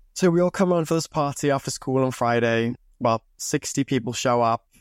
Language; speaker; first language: English; native; English